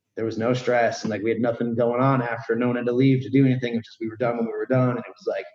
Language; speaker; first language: English; native; English